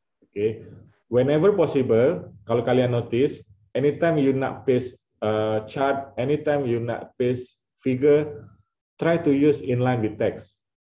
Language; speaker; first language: English; non-native, fluent; Indonesian